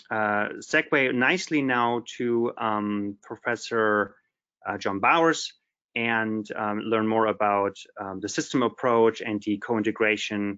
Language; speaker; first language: English; non-native, fluent; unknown